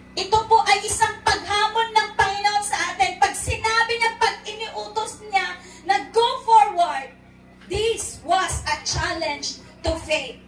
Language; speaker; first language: Filipino; non-native, local second language; Cebuano